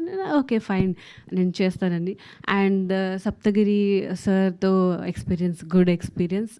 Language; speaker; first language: Telugu; non-native, fluent; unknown